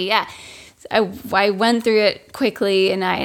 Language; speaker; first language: English; non-native, fluent; German